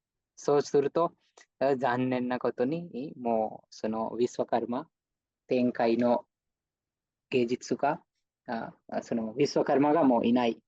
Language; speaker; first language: Japanese; non-native, fluent; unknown